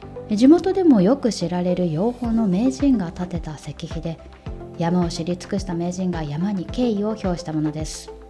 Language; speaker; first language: Japanese; native; Japanese